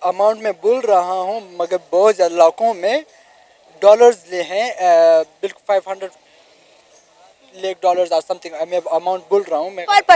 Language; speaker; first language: Hindi; non-native, local second language; Pashto